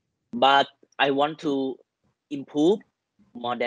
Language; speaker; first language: English; non-native, learner; Thai